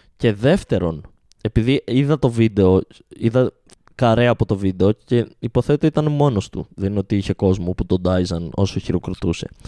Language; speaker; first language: Greek; native; Greek